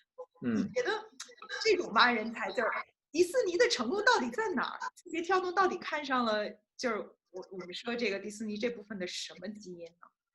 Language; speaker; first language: Chinese; native; Chinese